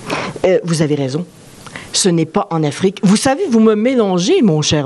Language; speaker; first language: French; native; French